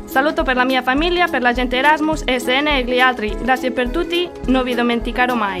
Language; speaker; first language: Italian; non-native, learner; Catalan